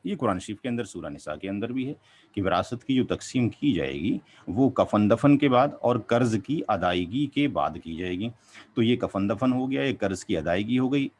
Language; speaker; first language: Hindi; native; Hindi